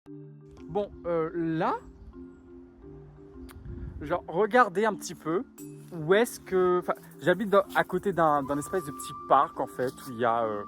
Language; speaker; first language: French; native; French